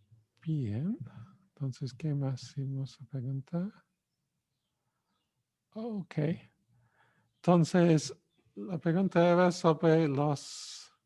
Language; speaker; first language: Spanish; non-native, fluent; English